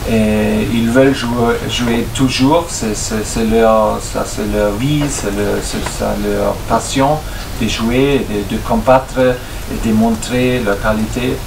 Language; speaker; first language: French; non-native, fluent; German